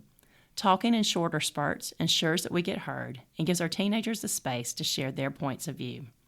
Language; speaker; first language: English; native; English